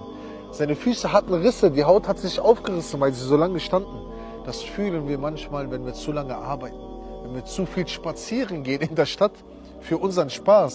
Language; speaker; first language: German; early bilingual, other home language; Romany